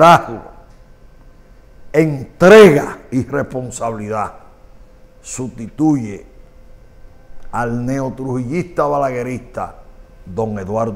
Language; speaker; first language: Spanish; native; Spanish